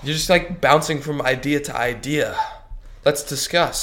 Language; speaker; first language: English; native; English